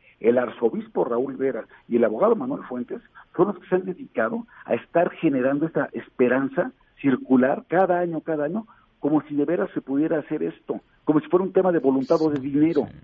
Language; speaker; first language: Spanish; native; Spanish